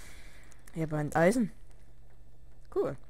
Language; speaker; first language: German; early bilingual, other home language; Russian